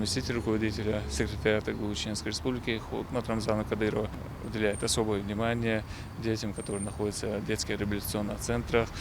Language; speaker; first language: Russian; non-native, local second language; Chechen